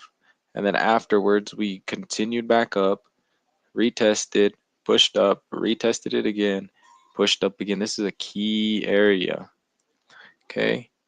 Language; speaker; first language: English; native; English